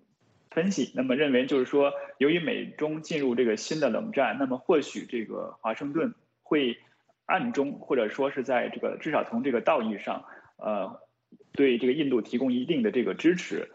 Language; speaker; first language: Chinese; native; Chinese